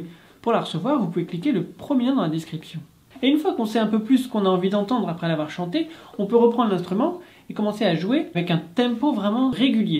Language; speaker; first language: French; native; French